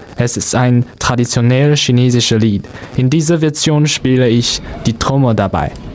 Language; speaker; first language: German; non-native, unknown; Chinese